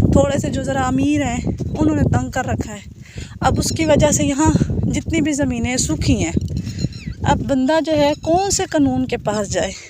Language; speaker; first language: Urdu; non-native, local second language; Saraiki